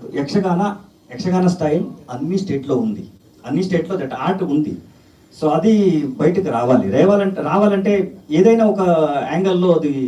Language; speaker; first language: Telugu; non-native, learner; Kannada